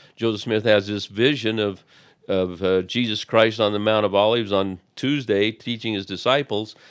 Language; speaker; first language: English; native; English